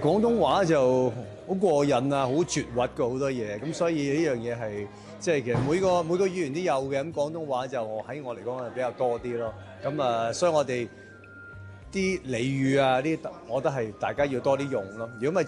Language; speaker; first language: Cantonese; native; Cantonese